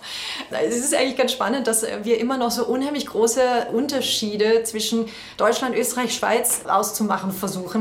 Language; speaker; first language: German; native; German